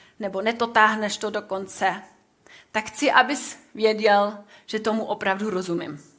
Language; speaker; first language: Czech; non-native, fluent; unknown